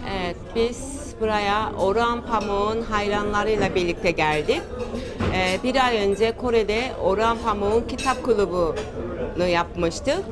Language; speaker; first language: Turkish; non-native, fluent; Korean